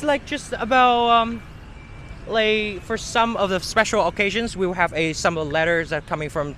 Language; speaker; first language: English; non-native, fluent; Vietnamese